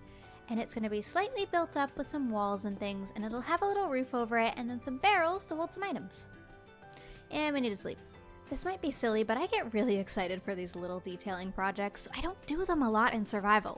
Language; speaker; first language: English; native; English